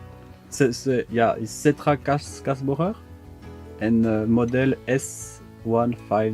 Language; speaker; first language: English; non-native, learner; French